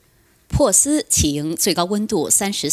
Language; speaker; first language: Chinese; native; Chinese